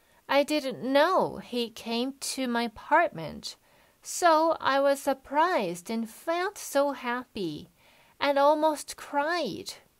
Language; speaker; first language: English; non-native, fluent; Japanese